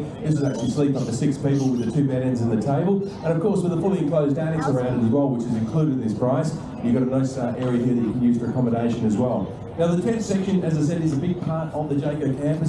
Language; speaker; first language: English; native; English